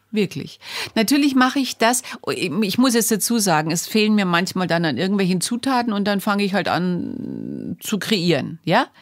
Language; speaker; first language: German; native; German